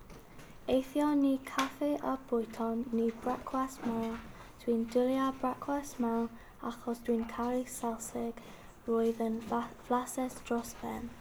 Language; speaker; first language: Welsh; non-native, learner; English